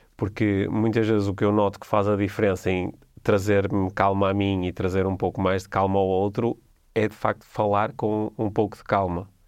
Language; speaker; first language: Portuguese; native; Portuguese